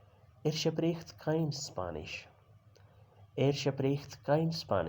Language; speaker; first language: German; non-native, learner; Urdu